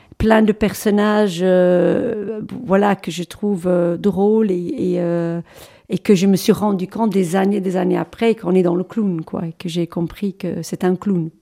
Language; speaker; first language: French; non-native, fluent; English